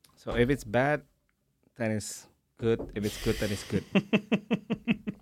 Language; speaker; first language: English; early bilingual, other home language; Indonesian